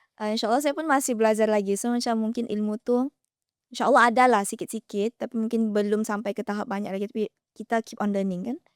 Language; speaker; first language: Malay; native; Malay